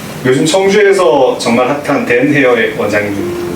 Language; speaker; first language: Korean; native; Korean